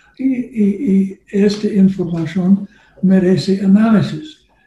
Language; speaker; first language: Spanish; non-native, learner; English